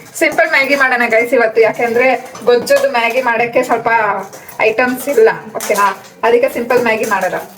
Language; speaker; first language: Kannada; non-native, local second language; Hindi